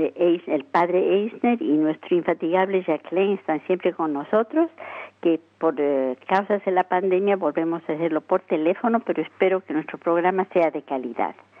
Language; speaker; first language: Spanish; native; Spanish